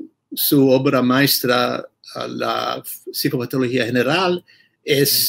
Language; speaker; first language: Spanish; non-native, fluent; English